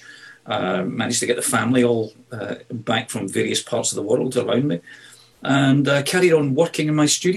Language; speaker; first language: English; native; English